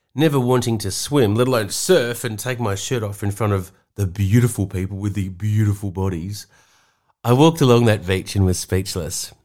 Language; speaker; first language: English; native; English